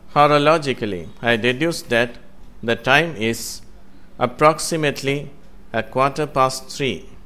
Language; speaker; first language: English; non-native, local second language; Tamil